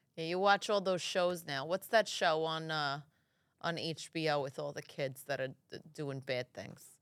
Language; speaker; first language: English; early bilingual, other home language; Italian